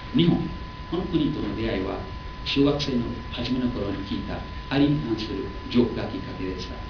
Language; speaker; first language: Japanese; non-native, fluent; Nepali